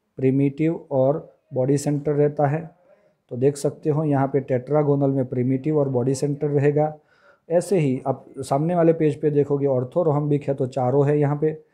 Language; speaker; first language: Hindi; non-native, local second language; Gujarati